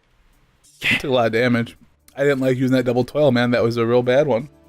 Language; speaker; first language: English; native; English